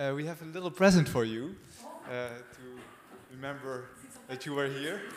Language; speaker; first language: English; non-native, fluent; Dutch